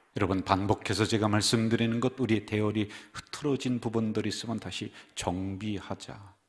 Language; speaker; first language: Korean; native; Korean